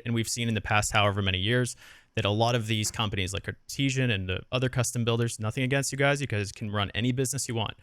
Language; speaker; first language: English; native; English